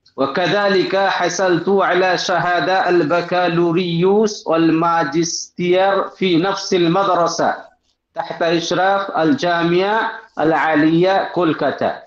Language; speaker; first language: Arabic; non-native, learner; Bangla